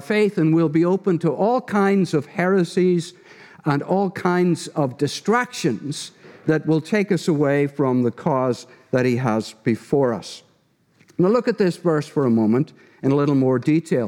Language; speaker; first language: English; native; English